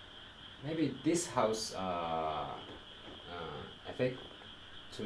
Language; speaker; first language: English; non-native, learner; Japanese